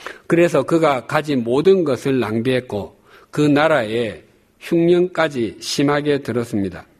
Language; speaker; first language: Korean; native; Korean